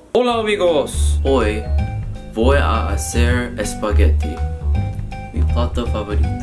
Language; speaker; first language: Spanish; non-native, learner; English